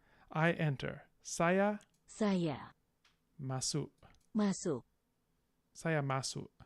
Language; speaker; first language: Indonesian; non-native, learner; English